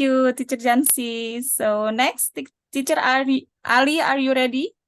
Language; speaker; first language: English; non-native, learner; Indonesian